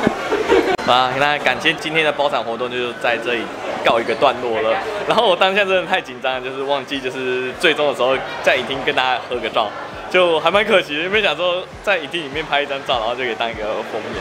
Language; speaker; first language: Chinese; native; Chinese